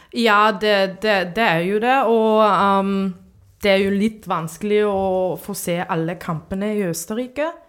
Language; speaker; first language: Norwegian; non-native, fluent; German